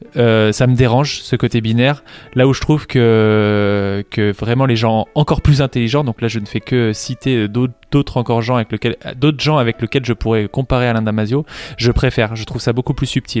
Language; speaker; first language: French; native; French